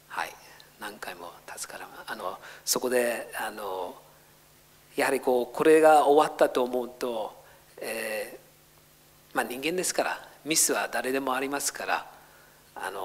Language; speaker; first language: Japanese; non-native, fluent; English